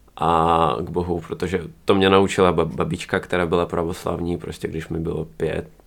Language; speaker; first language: Czech; non-native, fluent; Russian